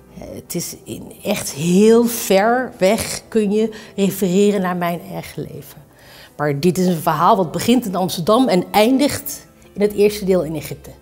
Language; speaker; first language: Dutch; early bilingual, other home language; Spanish